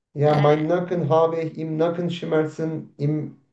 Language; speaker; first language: German; non-native, learner; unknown